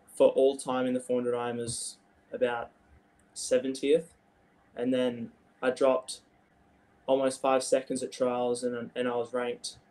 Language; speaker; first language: English; native; English